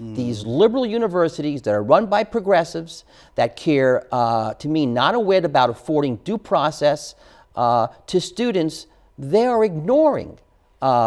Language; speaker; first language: English; native; English